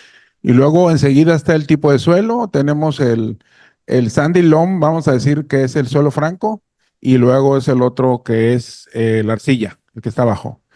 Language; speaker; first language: Spanish; native; Spanish